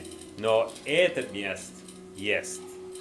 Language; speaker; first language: Russian; non-native, learner; English